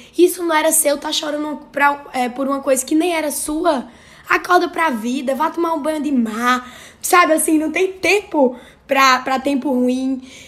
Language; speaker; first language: Portuguese; native; Portuguese